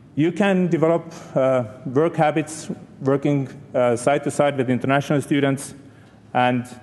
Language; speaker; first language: English; non-native, fluent; Estonian